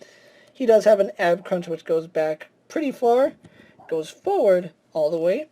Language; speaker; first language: English; native; English